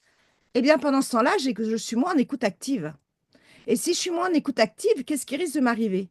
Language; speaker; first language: French; native; French